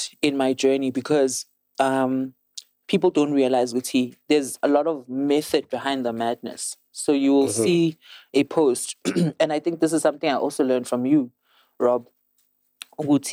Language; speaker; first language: English; non-native, local second language; Zulu